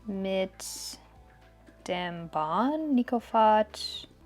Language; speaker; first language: German; non-native, learner; English